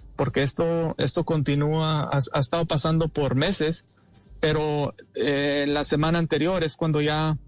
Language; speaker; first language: Spanish; early bilingual, heritage; Spanish